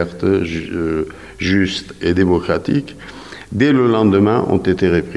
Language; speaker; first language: French; non-native, fluent; Persian